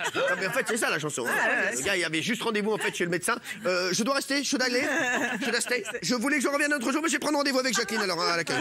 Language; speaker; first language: French; native; French